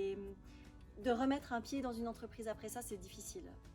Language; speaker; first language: French; native; French